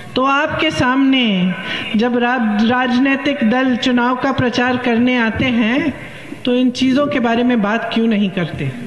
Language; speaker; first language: Hindi; native; Hindi